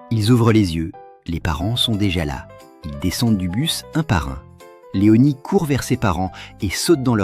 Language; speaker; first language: French; native; French